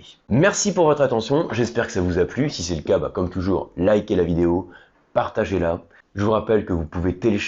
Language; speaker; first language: French; native; French